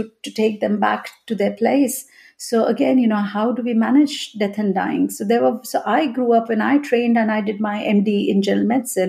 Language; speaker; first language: English; non-native, local second language; Hindi